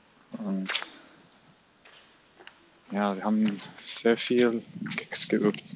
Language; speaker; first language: German; non-native, fluent; Arabic